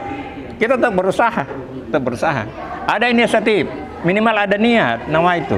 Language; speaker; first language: Indonesian; native; Indonesian